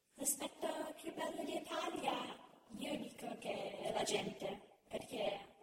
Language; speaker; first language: Italian; non-native, fluent; English